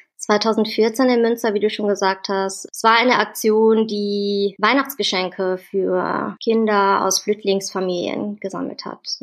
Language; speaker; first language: German; native; German